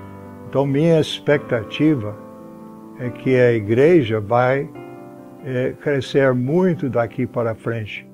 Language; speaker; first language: Portuguese; non-native, fluent; English